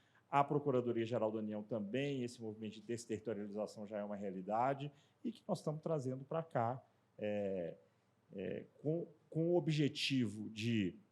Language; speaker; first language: Portuguese; native; Portuguese